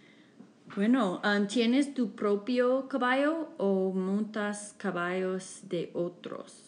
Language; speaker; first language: Spanish; non-native, fluent; English